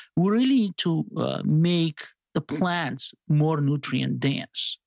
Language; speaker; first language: English; non-native, fluent; Georgian